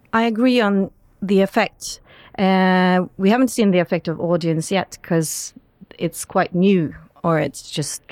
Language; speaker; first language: English; non-native, fluent; Norwegian